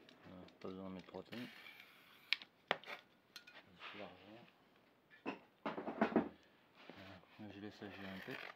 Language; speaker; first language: French; native; French